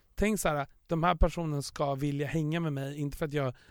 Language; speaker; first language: Swedish; native; Swedish